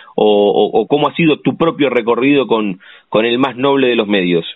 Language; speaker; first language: Spanish; native; Spanish